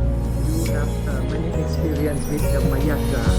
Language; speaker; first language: English; non-native, learner; Thai